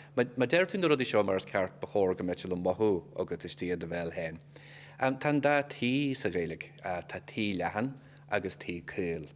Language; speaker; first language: Irish; native; Irish